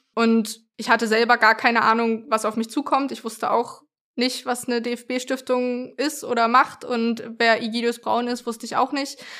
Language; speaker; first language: German; native; German